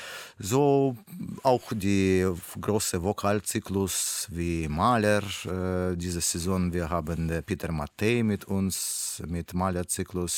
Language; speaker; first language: German; non-native, learner; Russian